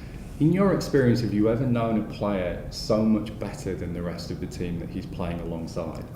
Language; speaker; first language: English; native; English